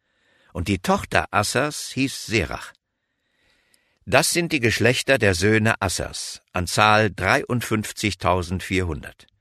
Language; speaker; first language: German; native; German